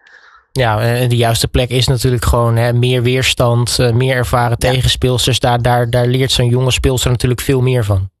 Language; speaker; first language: Dutch; native; Dutch